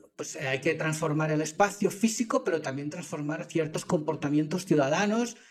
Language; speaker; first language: Spanish; native; Spanish